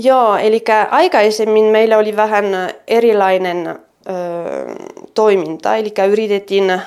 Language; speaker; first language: Finnish; non-native, fluent; French